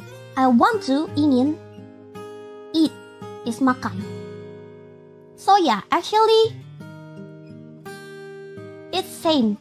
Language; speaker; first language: English; non-native, fluent; Indonesian